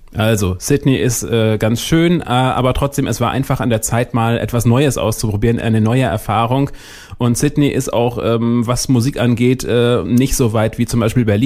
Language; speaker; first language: German; native; German